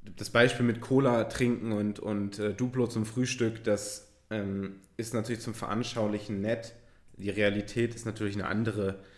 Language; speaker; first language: German; native; German